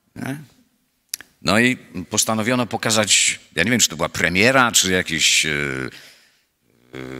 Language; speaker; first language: Polish; native; Polish